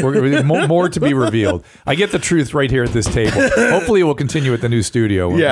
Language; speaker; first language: English; native; English